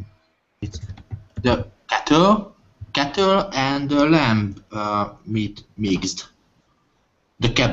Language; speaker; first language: English; non-native, learner; Hungarian